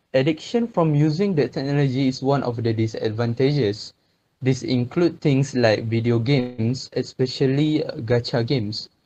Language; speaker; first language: English; non-native, local second language; Malay